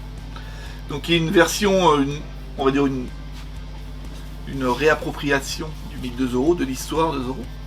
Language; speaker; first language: French; native; French